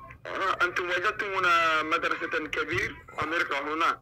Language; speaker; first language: Arabic; non-native, learner; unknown